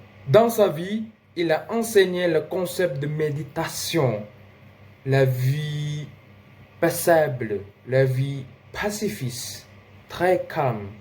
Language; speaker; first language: French; non-native, learner; Indonesian